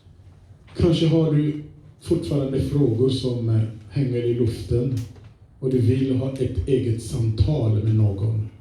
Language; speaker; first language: Swedish; non-native, fluent; French